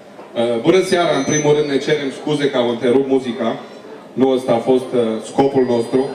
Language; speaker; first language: Romanian; native; Romanian